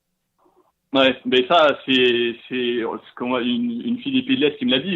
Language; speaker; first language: French; native; French